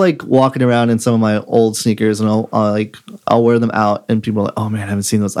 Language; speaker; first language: English; native; English